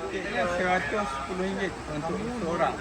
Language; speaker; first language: Malay; native; Malay